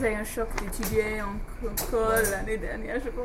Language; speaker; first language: French; non-native, fluent; English